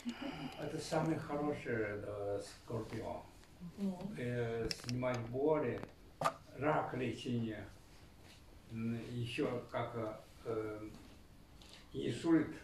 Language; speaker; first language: Russian; non-native, learner; Chinese